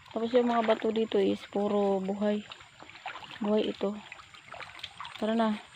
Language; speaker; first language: Filipino; non-native, local second language; Cebuano